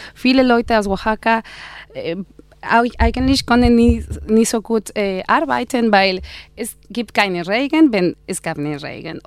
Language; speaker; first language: German; non-native, learner; Spanish